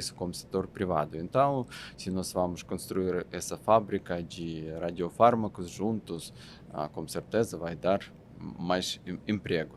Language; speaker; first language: Portuguese; non-native, fluent; Russian